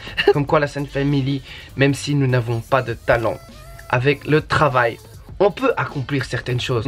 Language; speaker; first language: French; native; French